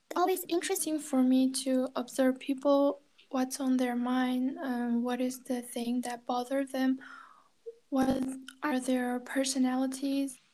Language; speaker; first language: English; non-native, learner; Kazakh